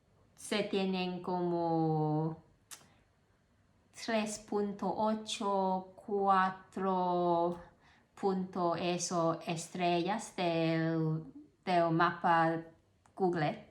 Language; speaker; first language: Spanish; non-native, learner; Cantonese